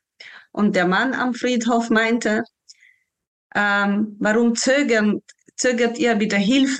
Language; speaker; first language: German; non-native, fluent; Ukrainian